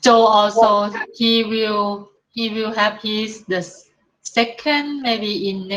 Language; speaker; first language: English; non-native, learner; Thai